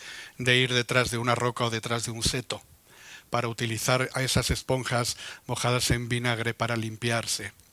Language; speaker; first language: Spanish; native; Spanish